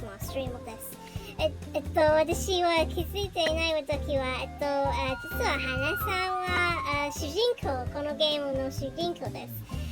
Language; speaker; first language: Japanese; non-native, learner; English